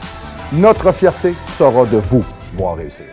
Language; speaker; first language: French; native; French